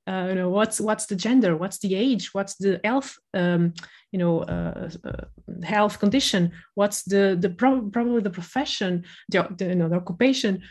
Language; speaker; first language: English; non-native, fluent; Spanish